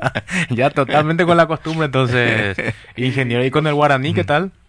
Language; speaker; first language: Spanish; native; Spanish